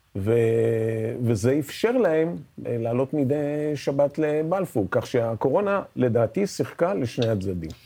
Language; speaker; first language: Hebrew; native; Hebrew